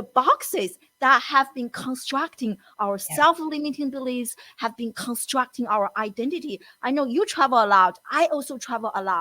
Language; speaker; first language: English; non-native, fluent; Chinese